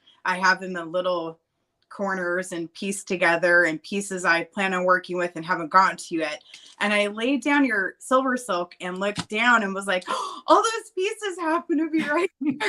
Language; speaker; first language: English; native; English